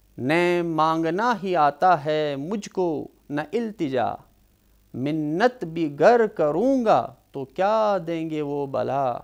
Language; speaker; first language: Urdu; non-native, local second language; Kashmiri